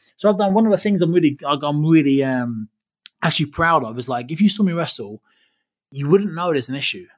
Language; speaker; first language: English; native; English